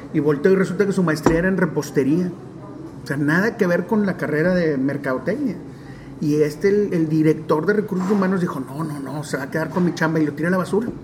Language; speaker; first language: Spanish; non-native, local second language; English